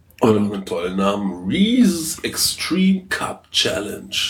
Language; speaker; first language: German; native; German